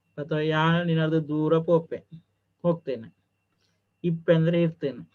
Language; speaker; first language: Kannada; native; Kannada